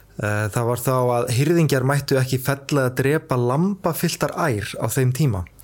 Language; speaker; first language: Icelandic; early bilingual, heritage; Icelandic